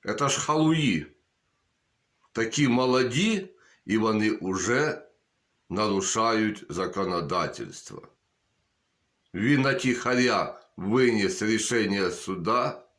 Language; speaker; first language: Ukrainian; non-native, local second language; Russian